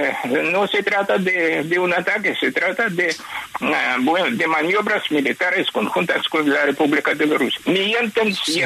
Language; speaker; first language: Spanish; non-native, fluent; Ukrainian